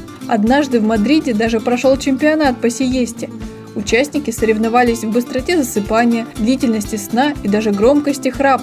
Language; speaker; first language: Russian; native; Russian